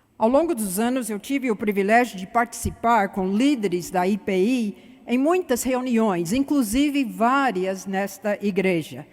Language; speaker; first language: Portuguese; non-native, fluent; English